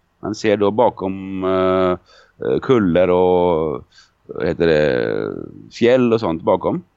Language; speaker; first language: Swedish; non-native, fluent; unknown